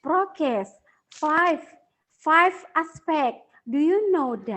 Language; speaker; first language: English; non-native, learner; Indonesian